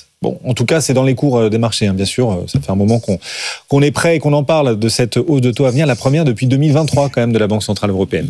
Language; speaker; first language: French; native; French